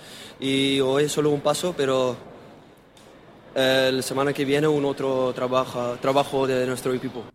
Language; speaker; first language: Spanish; non-native, learner; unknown